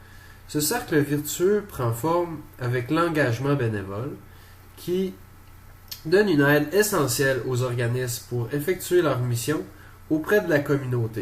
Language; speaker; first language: French; native; French